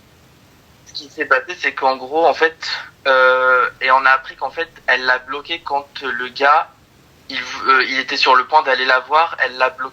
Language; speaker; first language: French; native; French